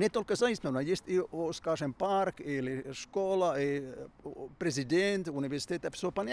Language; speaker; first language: Russian; non-native, fluent; Finnish